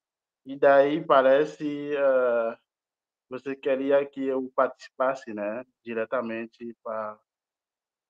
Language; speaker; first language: Portuguese; non-native, fluent; Haitian Creole